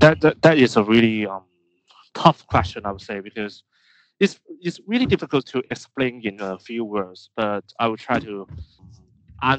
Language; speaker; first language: English; non-native, local second language; Cantonese